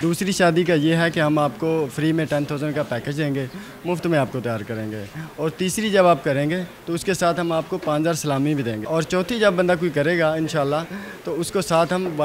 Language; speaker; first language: Urdu; non-native, local second language; Punjabi